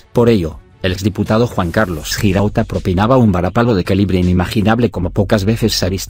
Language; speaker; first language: Spanish; native; Spanish